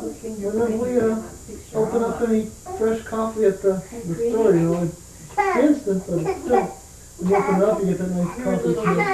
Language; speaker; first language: English; native; English